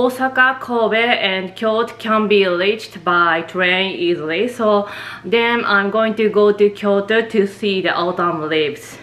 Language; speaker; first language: English; non-native, fluent; Japanese